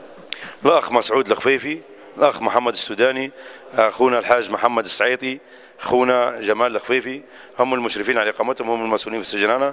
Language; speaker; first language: Arabic; native; Arabic